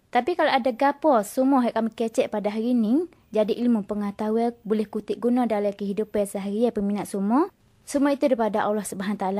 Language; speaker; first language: Malay; native; Malay